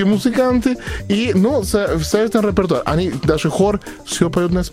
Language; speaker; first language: Russian; non-native, learner; Spanish